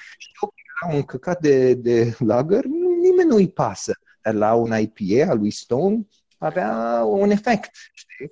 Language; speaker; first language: Romanian; early bilingual, heritage; Romanian